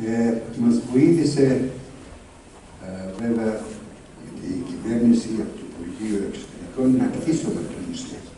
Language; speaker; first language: Greek; non-native, fluent; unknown